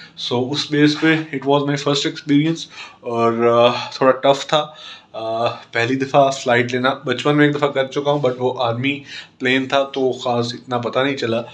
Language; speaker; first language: Urdu; non-native, local second language; Punjabi